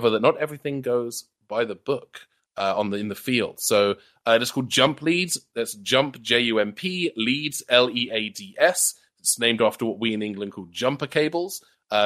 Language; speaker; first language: English; native; English